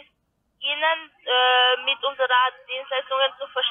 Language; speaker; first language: German; non-native, learner; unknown